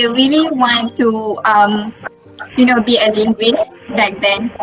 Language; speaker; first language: English; non-native, local second language; Malay